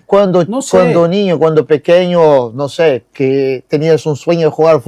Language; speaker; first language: Spanish; non-native, fluent; Portuguese